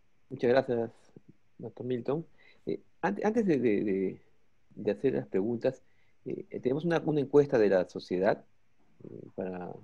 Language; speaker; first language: Spanish; native; Spanish